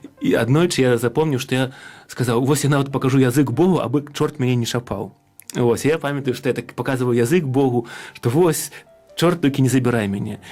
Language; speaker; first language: Belarusian; native; Belarusian